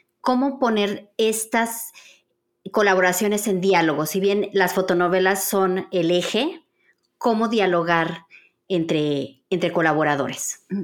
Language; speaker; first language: Spanish; native; Spanish